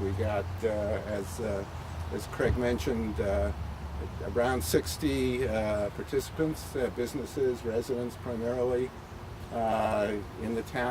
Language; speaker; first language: English; native; English